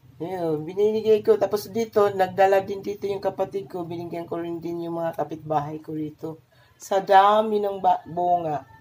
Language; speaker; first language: Filipino; non-native, local second language; Cebuano